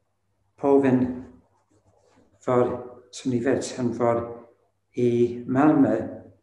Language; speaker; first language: Swedish; non-native, fluent; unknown